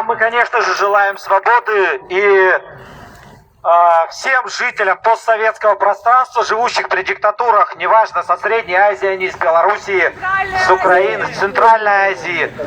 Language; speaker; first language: Russian; native; Russian